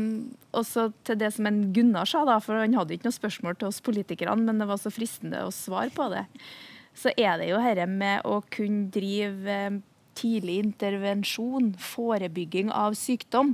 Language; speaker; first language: Norwegian; native; Norwegian